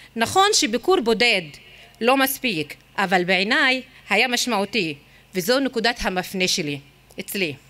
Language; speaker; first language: Hebrew; non-native, local second language; Arabic